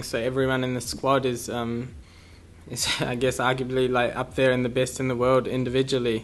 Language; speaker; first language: English; native; English